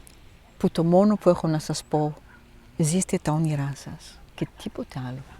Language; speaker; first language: Greek; non-native, fluent; French